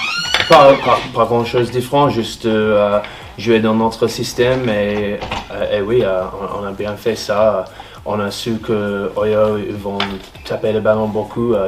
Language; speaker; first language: French; non-native, fluent; English